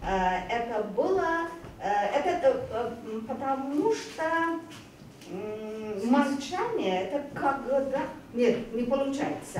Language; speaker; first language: Russian; non-native, learner; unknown